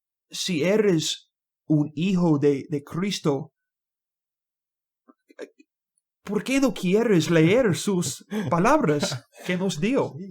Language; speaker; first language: Spanish; non-native, learner; English